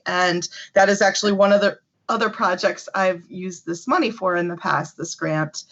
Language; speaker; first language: English; native; English